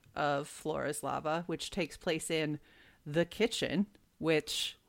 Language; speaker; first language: English; native; English